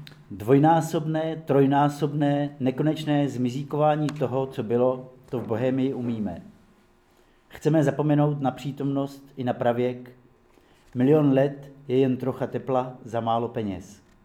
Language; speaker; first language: Czech; native; Czech